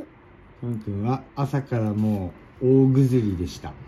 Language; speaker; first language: Japanese; native; Japanese